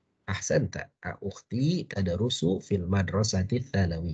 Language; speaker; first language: Arabic; non-native, fluent; Indonesian